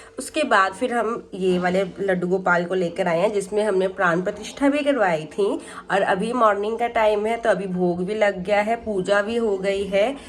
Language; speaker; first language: Hindi; non-native, local second language; Bangla